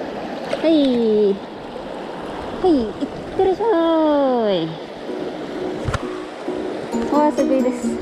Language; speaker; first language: Japanese; non-native, fluent; Filipino